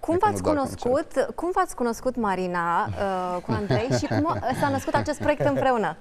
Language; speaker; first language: Romanian; native; Romanian